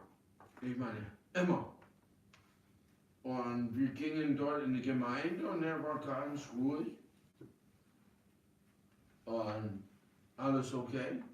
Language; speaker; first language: German; non-native, fluent; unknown